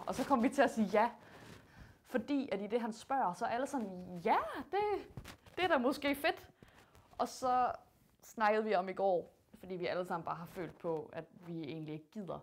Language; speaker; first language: Danish; native; Danish